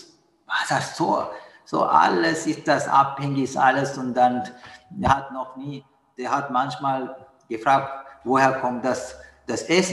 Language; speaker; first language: German; non-native, learner; Sinhala